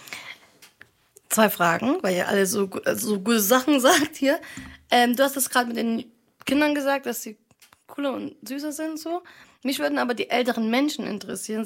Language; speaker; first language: German; early bilingual, other home language; Arabic